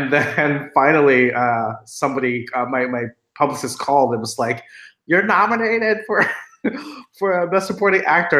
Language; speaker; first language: English; non-native, local second language; Filipino